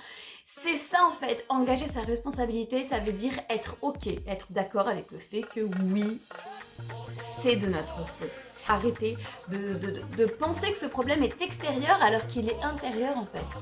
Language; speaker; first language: French; native; French